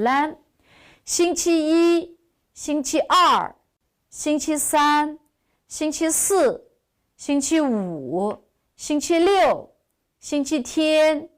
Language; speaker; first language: Chinese; non-native, local second language; Uyghur